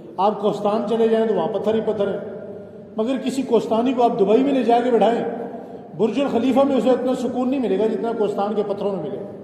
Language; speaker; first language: Urdu; non-native, local second language; Punjabi